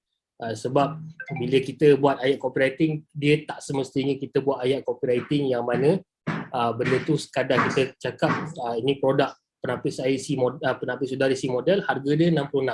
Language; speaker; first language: Malay; native; Malay